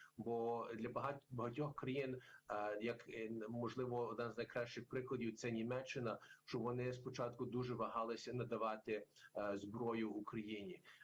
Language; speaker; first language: Ukrainian; early bilingual, heritage; English